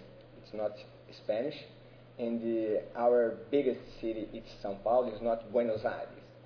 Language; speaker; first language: English; non-native, learner; Portuguese